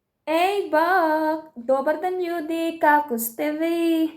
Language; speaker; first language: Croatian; non-native, learner; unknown